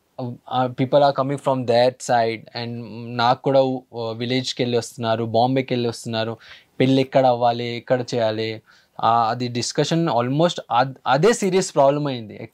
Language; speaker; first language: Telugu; early bilingual, heritage; Telugu